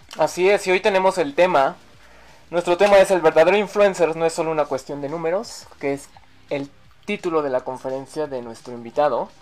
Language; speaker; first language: Spanish; native; Spanish